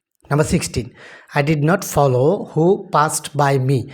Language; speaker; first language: English; non-native, local second language; Bangla